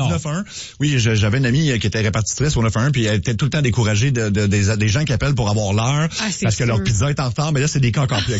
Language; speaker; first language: French; native; French